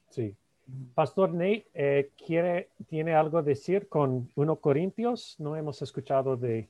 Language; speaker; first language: Spanish; non-native, fluent; English